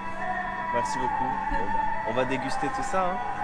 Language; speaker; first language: French; native; French